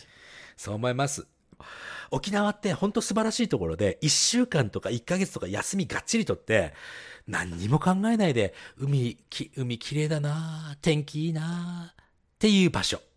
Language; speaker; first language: Japanese; native; Japanese